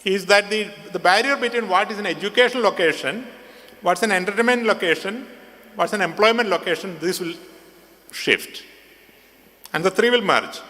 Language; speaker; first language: English; non-native, local second language; Malayalam